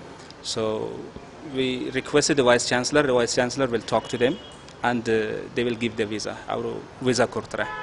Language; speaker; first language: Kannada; non-native, learner; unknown